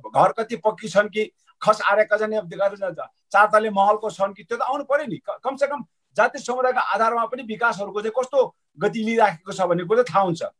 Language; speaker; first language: Nepali; non-native, local second language; Sherpa